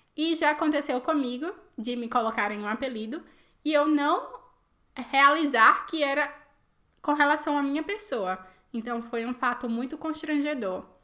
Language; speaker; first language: Portuguese; native; Portuguese